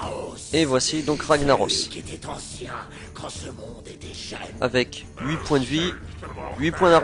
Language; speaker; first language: French; native; French